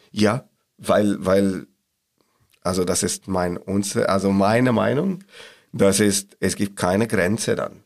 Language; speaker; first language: German; non-native, learner; Arabic